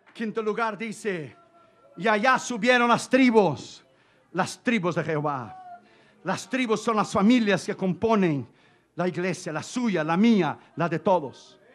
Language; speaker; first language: Spanish; non-native, fluent; Portuguese